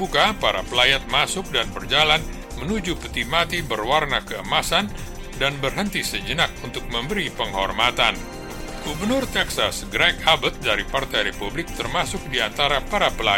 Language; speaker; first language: Indonesian; native; Indonesian